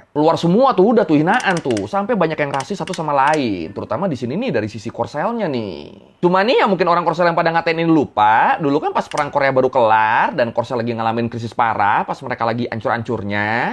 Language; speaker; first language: Indonesian; native; Indonesian